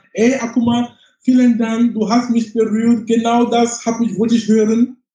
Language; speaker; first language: German; non-native, fluent; English